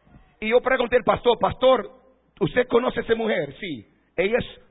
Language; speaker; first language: Spanish; non-native, fluent; English